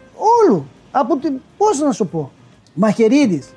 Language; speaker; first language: Greek; non-native, fluent; Portuguese